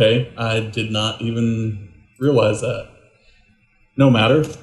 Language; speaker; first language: English; native; English